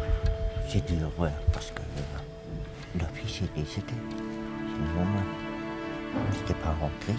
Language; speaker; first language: French; non-native, local second language; Swiss German